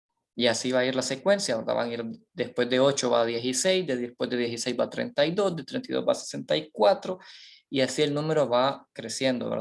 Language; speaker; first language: Spanish; native; Spanish